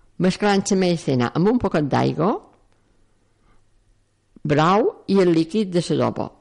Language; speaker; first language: Catalan; native; Catalan